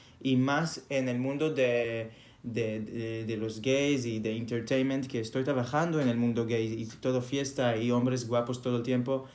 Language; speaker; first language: Spanish; non-native, fluent; Hebrew